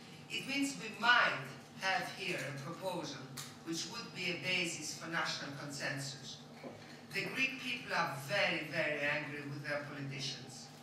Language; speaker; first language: English; non-native, fluent; Greek